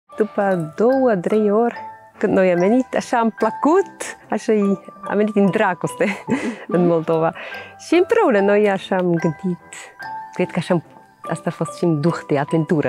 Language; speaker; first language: Romanian; non-native, learner; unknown